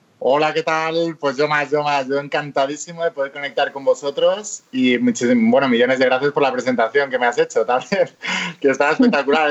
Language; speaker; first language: Spanish; native; Spanish